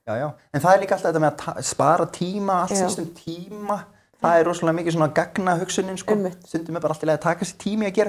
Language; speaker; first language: Icelandic; native; Icelandic